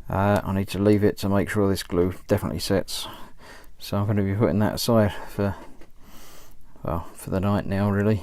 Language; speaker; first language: English; native; English